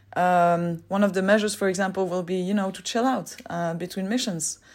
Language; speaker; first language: English; non-native, fluent; French